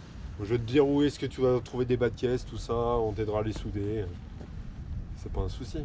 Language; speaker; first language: French; native; French